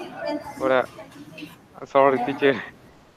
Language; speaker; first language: English; non-native, learner; Spanish